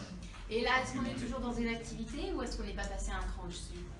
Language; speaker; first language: French; native; French